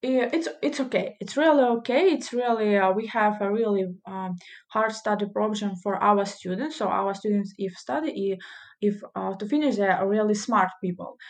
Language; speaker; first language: English; non-native, learner; Russian